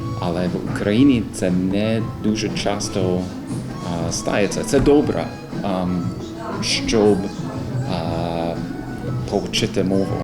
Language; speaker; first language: Ukrainian; non-native, learner; English